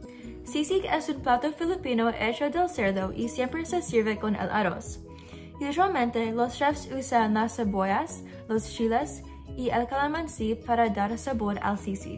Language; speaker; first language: Spanish; non-native, learner; English